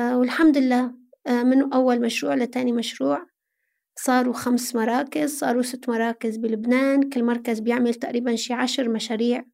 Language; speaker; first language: Arabic; native; Arabic